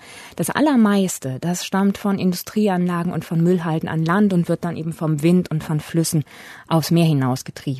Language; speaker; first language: German; native; German